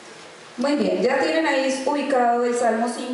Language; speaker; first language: Spanish; native; Spanish